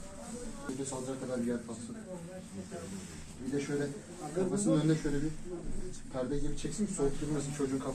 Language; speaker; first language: Turkish; native; Turkish